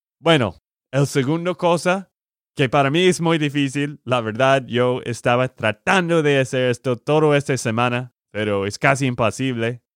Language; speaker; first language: Spanish; non-native, learner; English